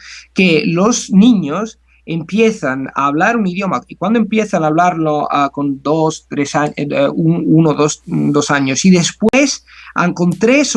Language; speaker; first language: Spanish; non-native, fluent; Italian